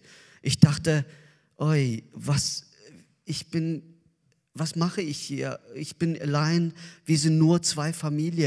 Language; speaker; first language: German; non-native, learner; Azerbaijani